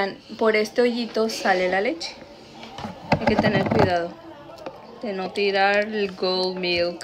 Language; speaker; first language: Spanish; native; Spanish